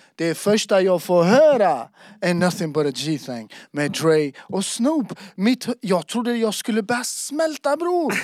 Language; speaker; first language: Swedish; native; Swedish